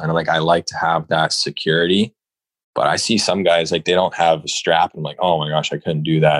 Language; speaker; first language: English; native; English